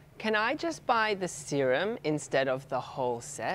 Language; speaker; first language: English; native; English